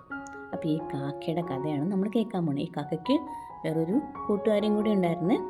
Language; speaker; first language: Malayalam; native; Malayalam